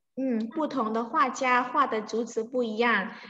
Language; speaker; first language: Chinese; non-native, fluent; Indonesian